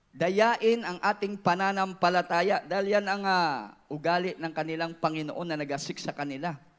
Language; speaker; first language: Filipino; non-native, local second language; Cebuano